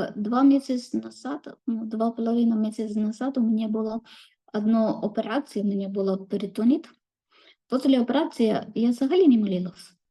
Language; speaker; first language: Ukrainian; non-native, learner; Malayalam